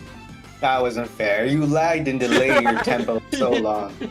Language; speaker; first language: English; native; English